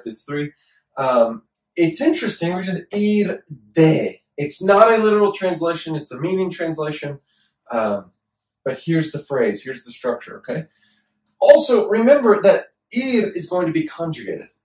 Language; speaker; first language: English; native; English